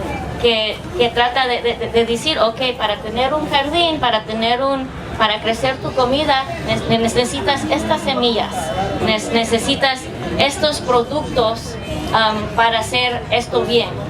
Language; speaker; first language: Spanish; early bilingual, heritage; English